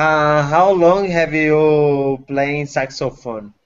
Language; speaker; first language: English; non-native, learner; Portuguese